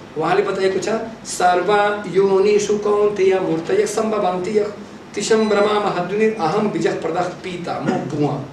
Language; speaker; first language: Nepali; non-native, fluent; Russian